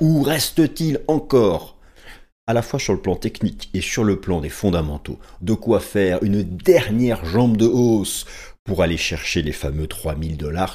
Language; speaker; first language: French; native; French